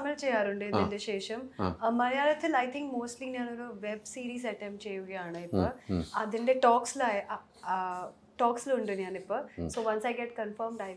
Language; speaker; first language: Malayalam; early bilingual, heritage; Malayalam